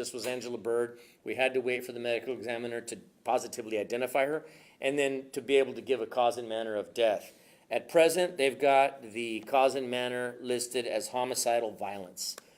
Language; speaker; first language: English; native; English